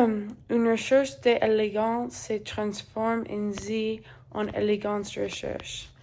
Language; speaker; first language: French; non-native, learner; English